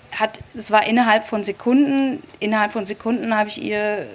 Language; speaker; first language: German; native; German